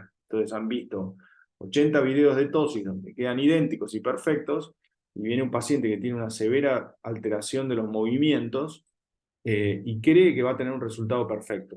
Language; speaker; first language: Spanish; native; Spanish